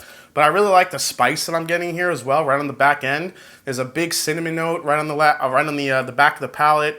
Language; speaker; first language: English; native; English